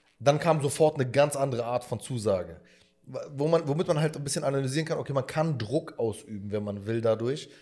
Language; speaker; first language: German; early bilingual, other home language; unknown